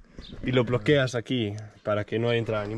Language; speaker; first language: Spanish; non-native, fluent; Danish